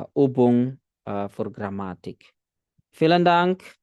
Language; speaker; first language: German; non-native, fluent; Indonesian